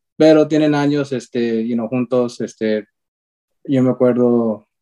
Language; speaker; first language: Spanish; early bilingual, heritage; Spanish